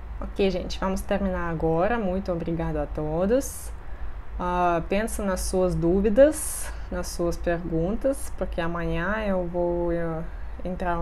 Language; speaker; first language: Portuguese; non-native, fluent; Russian